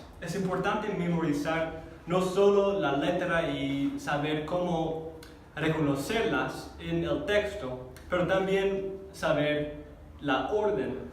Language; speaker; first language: Spanish; non-native, fluent; English